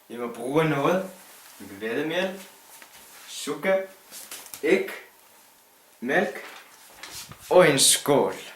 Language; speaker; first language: Danish; non-native, learner; Icelandic